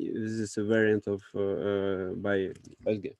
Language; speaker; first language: English; non-native, learner; Russian